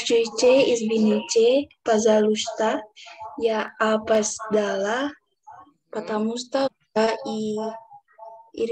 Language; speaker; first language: Russian; non-native, learner; Indonesian